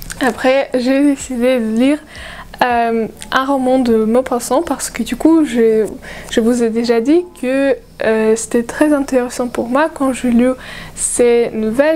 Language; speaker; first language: French; non-native, fluent; Russian